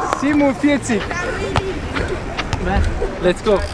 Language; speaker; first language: German; early bilingual, heritage; Turkish